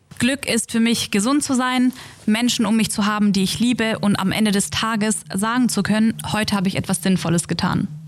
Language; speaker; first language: German; native; German